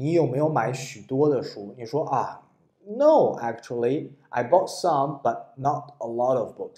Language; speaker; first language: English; non-native, fluent; Chinese